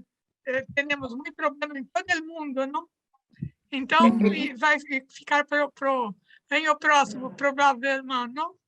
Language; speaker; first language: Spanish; non-native, learner; Portuguese